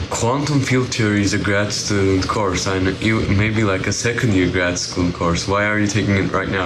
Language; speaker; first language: English; non-native, fluent; Turkish